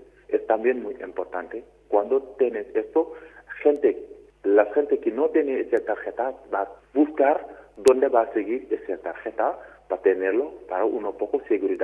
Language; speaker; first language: Spanish; non-native, learner; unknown